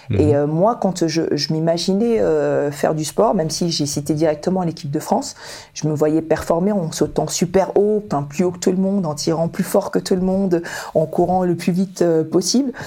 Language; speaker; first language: French; early bilingual, other home language; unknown